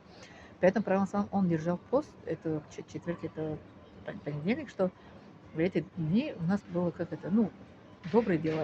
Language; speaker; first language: Russian; non-native, local second language; Tajik